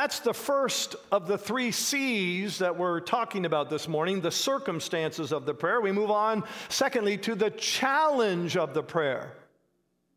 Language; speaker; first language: English; native; English